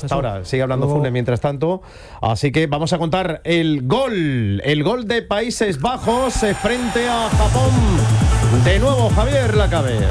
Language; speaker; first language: Spanish; native; Spanish